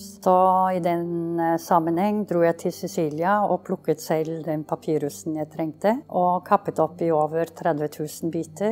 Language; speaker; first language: Norwegian; early bilingual, heritage; Norwegian